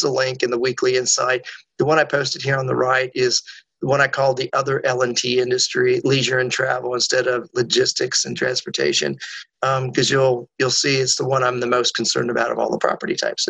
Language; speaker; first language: English; native; English